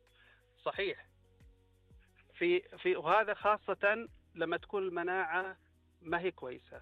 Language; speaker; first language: Arabic; native; Arabic